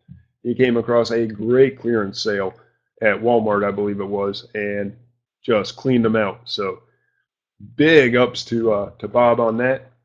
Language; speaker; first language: English; native; English